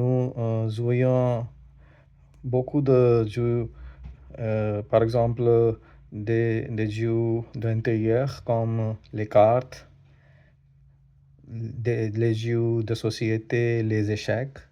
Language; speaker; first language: French; non-native, learner; Hindi